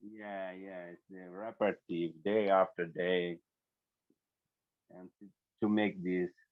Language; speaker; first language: English; non-native, learner; Portuguese